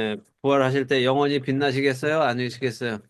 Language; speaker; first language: Korean; native; Korean